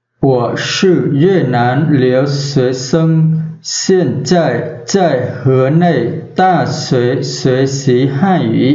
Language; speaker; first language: Chinese; non-native, fluent; Vietnamese